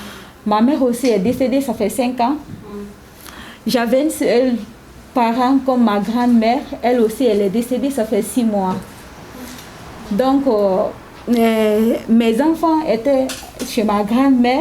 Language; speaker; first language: French; non-native, local second language; Susu